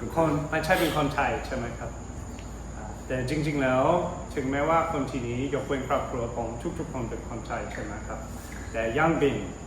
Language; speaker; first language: Thai; non-native, fluent; English